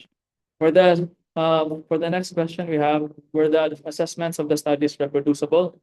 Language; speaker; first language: English; non-native, local second language; Filipino